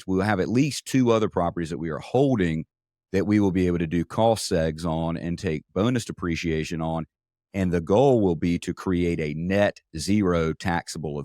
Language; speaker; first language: English; native; English